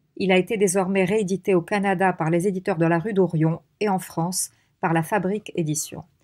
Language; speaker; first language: French; non-native, local second language; Arabic